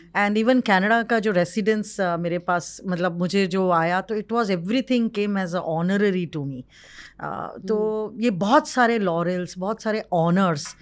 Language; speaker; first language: Hindi; non-native, local second language; Marwari